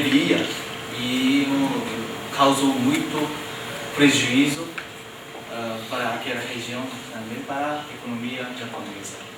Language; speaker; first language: Portuguese; non-native, fluent; Japanese